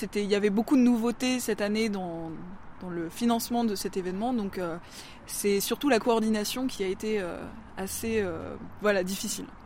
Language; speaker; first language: French; native; French